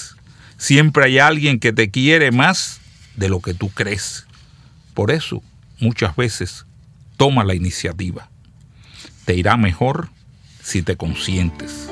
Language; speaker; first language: Spanish; native; Spanish